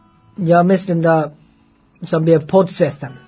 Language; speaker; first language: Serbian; non-native, learner; Norwegian